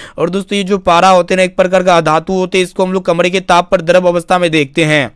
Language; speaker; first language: Hindi; native; Hindi